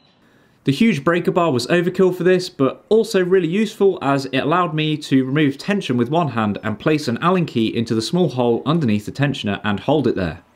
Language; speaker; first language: English; native; English